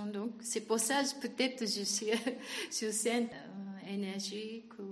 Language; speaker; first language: French; non-native, learner; Japanese